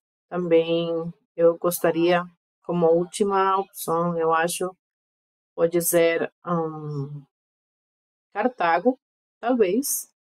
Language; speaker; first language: Portuguese; non-native, fluent; Spanish